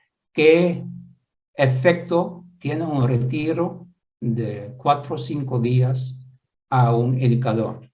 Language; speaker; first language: Spanish; non-native, fluent; Dutch